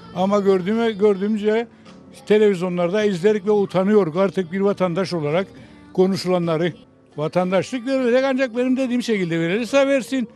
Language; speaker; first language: Turkish; native; Turkish